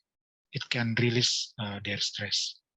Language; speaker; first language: English; non-native, learner; Indonesian